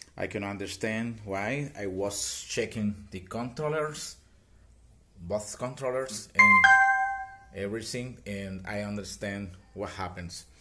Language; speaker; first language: English; non-native, learner; Spanish